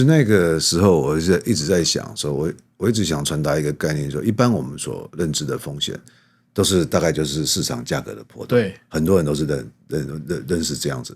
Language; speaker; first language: Chinese; native; Chinese